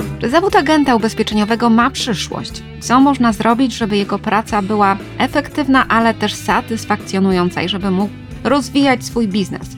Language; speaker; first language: Polish; native; Polish